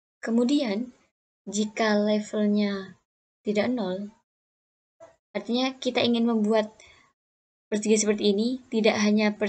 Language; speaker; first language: Indonesian; native; Indonesian